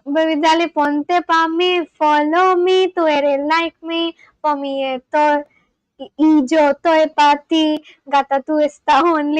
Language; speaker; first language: Spanish; non-native, learner; Bangla